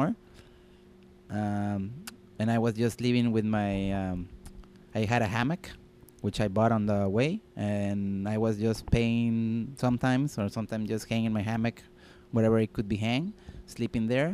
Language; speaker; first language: English; non-native, fluent; Spanish